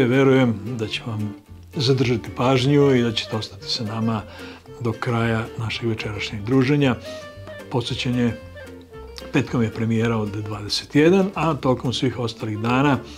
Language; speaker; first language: Bosnian; native; Bosnian